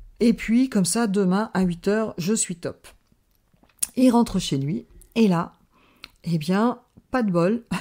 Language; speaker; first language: French; native; French